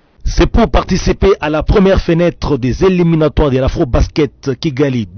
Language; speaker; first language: French; native; French